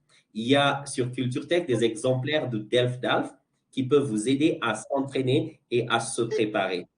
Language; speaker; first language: French; non-native, fluent; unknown